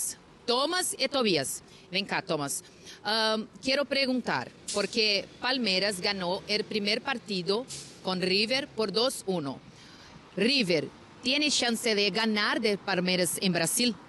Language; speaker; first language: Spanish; non-native, learner; Portuguese